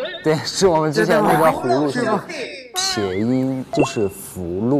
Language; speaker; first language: Chinese; native; Chinese